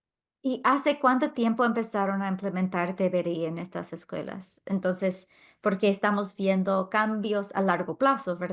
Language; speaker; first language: Spanish; non-native, fluent; English